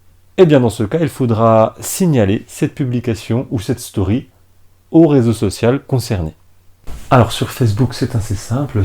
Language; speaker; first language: French; native; French